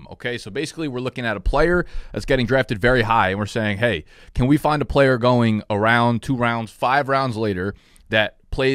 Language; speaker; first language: English; native; English